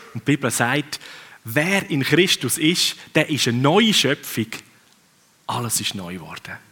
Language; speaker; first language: German; non-native, fluent; Swiss German